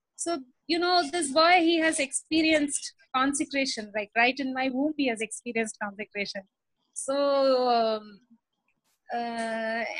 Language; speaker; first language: English; non-native, local second language; Hindi